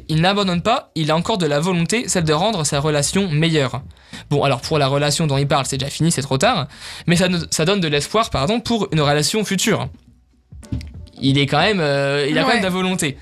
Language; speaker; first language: French; native; French